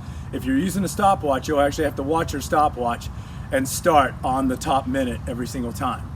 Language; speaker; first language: English; native; English